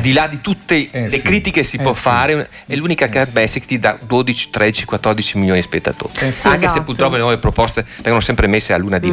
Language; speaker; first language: Italian; native; Italian